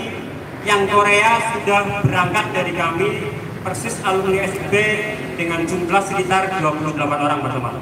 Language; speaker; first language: Indonesian; native; Indonesian